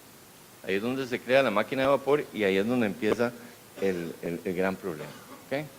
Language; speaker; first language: Spanish; native; Spanish